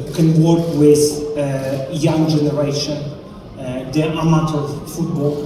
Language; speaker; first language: English; non-native, learner; Ukrainian